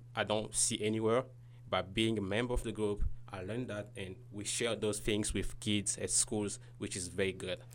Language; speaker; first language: English; non-native, learner; Lingala